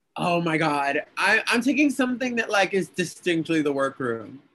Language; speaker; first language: English; early bilingual, other home language; Spanish